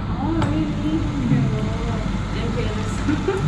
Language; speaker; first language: English; non-native, learner; Korean